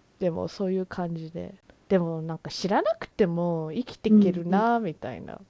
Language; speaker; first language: Japanese; early bilingual, heritage; Japanese